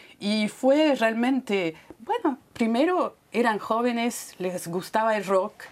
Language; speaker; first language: Spanish; non-native, fluent; French